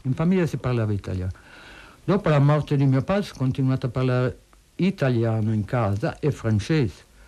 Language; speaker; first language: Italian; early bilingual, heritage; Italian